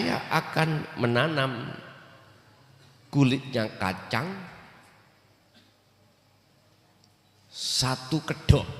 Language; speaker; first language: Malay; non-native, local second language; Javanese